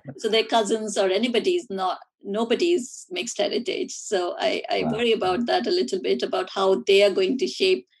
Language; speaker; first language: English; non-native, local second language; Hindi